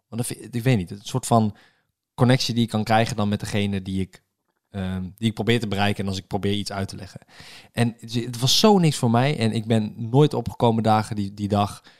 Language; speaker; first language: Dutch; native; Dutch